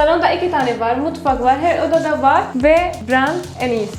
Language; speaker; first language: Turkish; non-native, learner; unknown